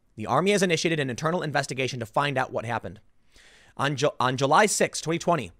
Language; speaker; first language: English; native; English